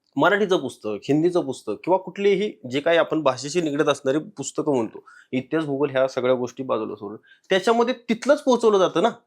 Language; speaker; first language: Marathi; native; Marathi